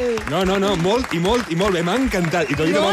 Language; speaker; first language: Catalan; native; Catalan